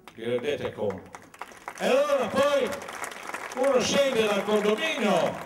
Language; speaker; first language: Italian; native; Italian